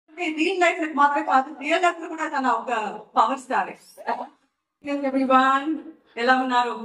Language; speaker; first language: Telugu; non-native, learner; Tamil